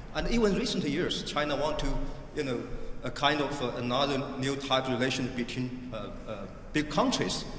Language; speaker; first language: English; non-native, fluent; Chinese